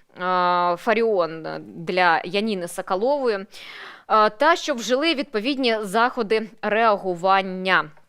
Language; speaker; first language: Ukrainian; non-native, local second language; Russian